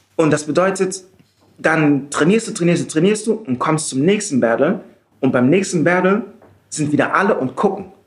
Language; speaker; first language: German; native; German